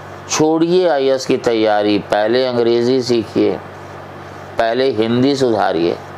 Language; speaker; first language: Hindi; non-native, local second language; Punjabi